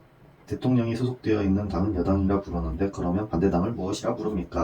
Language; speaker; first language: Korean; native; Korean